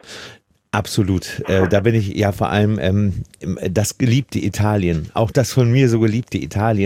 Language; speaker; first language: German; native; German